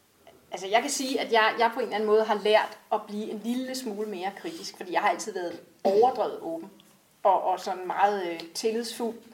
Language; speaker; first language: Danish; native; Danish